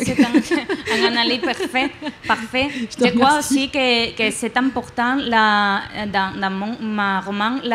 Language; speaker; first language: French; non-native, learner; Spanish